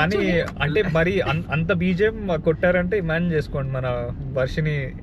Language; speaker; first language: Telugu; native; Telugu